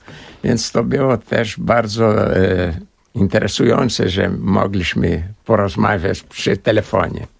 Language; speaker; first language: Polish; early bilingual, heritage; Portuguese